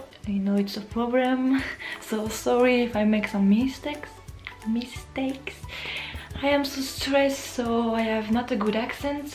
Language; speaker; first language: English; non-native, learner; French